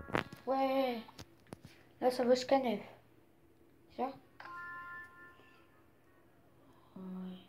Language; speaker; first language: French; native; French